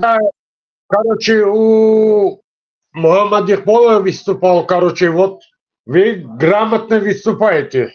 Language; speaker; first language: Russian; non-native, local second language; Tajik